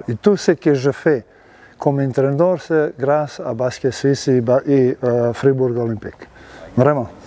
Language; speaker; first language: French; non-native, learner; Serbian